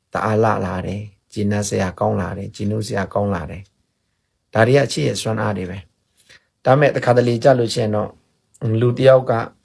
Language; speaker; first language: Burmese; non-native, local second language; Pa'o Karen